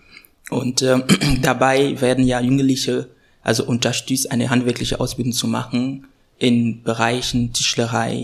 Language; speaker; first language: German; non-native, fluent; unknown